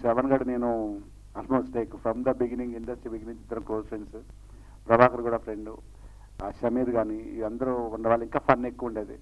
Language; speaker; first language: Telugu; native; Telugu